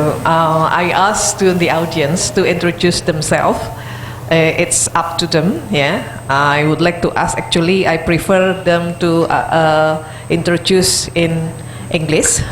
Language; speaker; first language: English; non-native, fluent; Indonesian